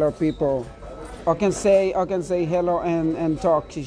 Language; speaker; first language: English; non-native, learner; Haitian Creole